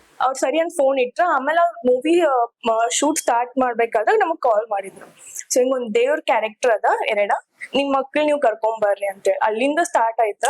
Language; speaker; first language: Kannada; native; Kannada